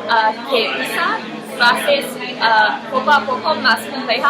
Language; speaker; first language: Spanish; non-native, learner; English